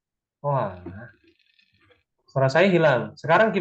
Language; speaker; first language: Indonesian; native; Indonesian